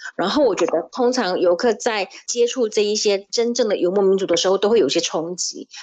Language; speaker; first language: Chinese; native; Chinese